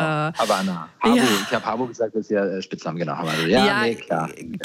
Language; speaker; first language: German; early bilingual, other home language; Croatian